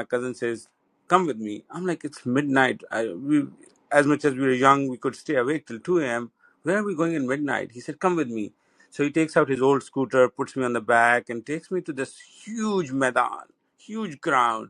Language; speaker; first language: English; non-native, local second language; Hindi